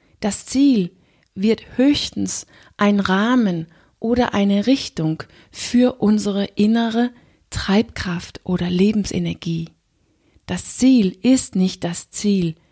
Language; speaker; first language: German; non-native, fluent; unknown